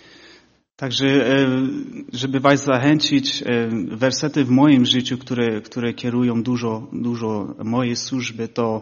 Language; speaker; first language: Polish; early bilingual, heritage; Polish